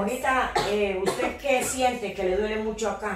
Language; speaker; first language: Spanish; native; Spanish